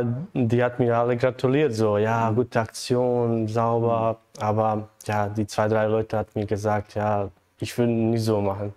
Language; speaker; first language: German; non-native, learner; Bosnian